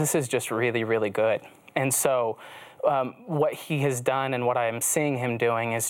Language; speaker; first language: English; native; English